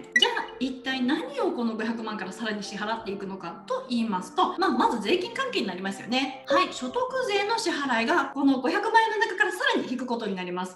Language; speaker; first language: Japanese; native; Japanese